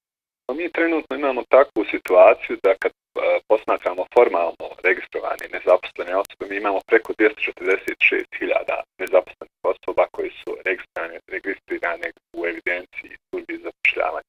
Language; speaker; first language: Bosnian; native; Bosnian